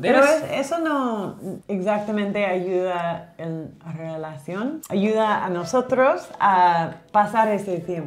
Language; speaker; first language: Spanish; non-native, learner; English